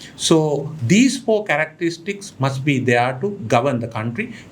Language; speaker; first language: English; non-native, local second language; Sinhala